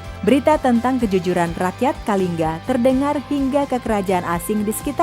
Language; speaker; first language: Indonesian; native; Indonesian